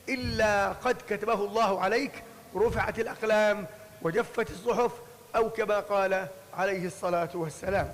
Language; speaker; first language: Arabic; native; Arabic